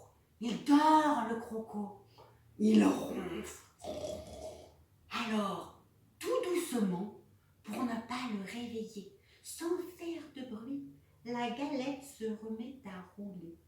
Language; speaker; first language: French; native; French